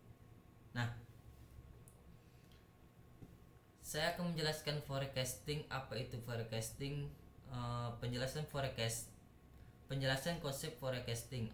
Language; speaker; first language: Indonesian; native; Indonesian